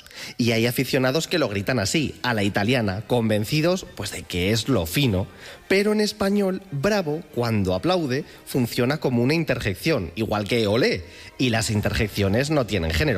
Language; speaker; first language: Spanish; native; Spanish